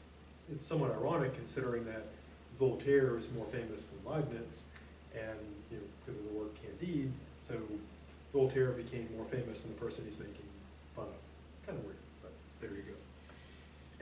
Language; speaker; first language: English; native; English